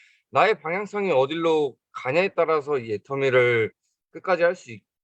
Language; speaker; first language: Korean; native; Korean